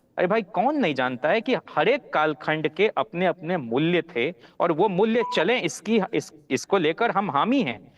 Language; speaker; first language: Hindi; native; Hindi